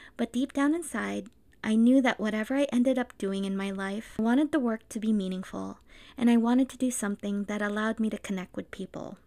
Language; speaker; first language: English; native; English